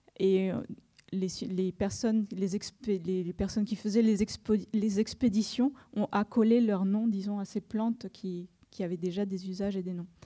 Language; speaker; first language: French; non-native, fluent; Spanish